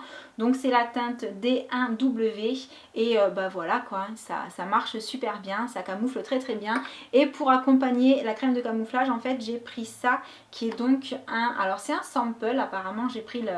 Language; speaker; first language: French; native; French